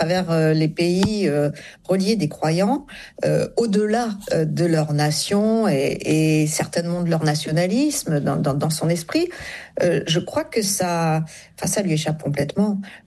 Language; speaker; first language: French; native; French